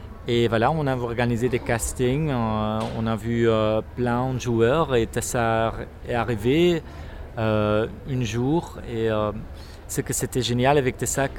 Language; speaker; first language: French; non-native, local second language; Dutch